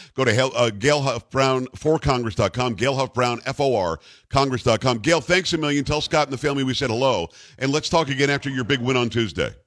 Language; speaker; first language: English; native; English